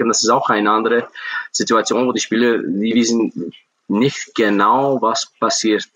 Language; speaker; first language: German; non-native, fluent; English